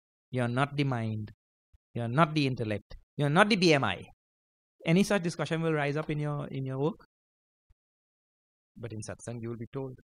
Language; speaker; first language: English; early bilingual, other home language; Hindi